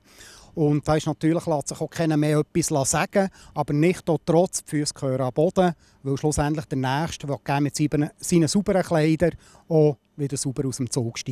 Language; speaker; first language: German; native; German